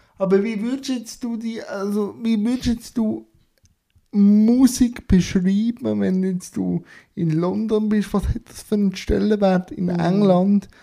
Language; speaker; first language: German; native; German